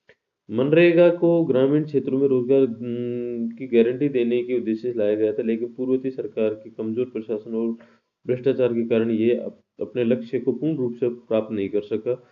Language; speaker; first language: Hindi; native; Hindi